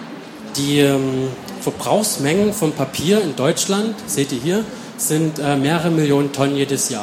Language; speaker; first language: German; native; German